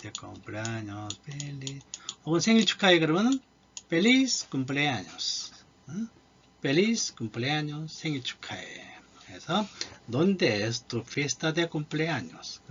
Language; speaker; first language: Spanish; non-native, fluent; Korean